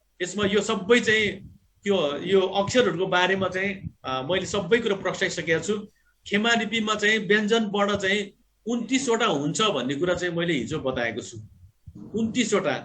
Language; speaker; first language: Nepali; non-native, local second language; Gurung